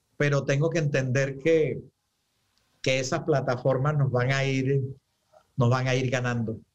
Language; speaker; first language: Spanish; native; Spanish